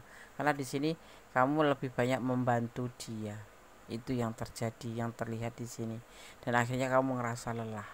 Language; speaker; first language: Indonesian; native; Indonesian